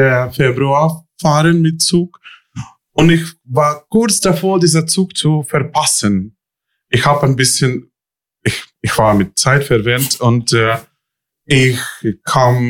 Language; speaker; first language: German; non-native, learner; Ukrainian